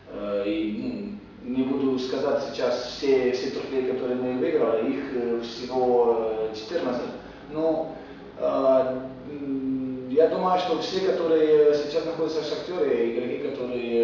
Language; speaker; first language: Russian; non-native, fluent; Romanian